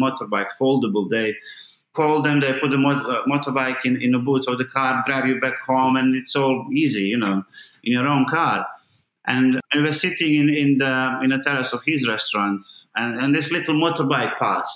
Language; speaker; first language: English; non-native, fluent; Bosnian